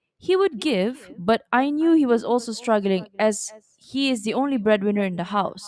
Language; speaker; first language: English; non-native, local second language; Malay